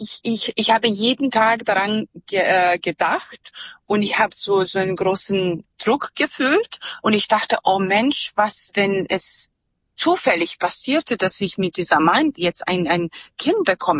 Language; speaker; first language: German; non-native, fluent; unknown